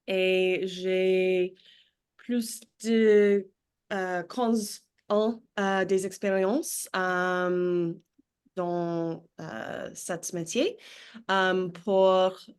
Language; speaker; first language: French; non-native, learner; English